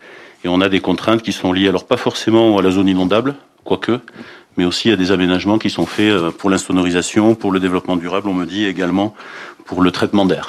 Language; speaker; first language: French; native; French